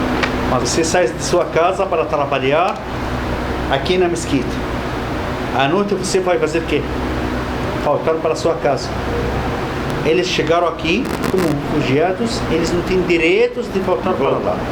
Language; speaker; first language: Portuguese; non-native, fluent; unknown